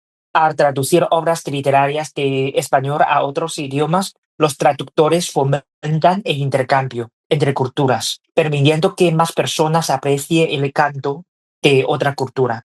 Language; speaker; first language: Spanish; non-native, fluent; Chinese